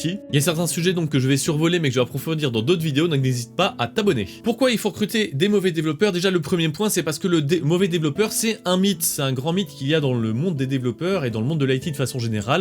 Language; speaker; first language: French; native; French